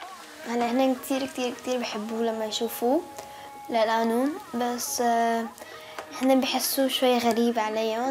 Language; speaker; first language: Dutch; non-native, learner; Arabic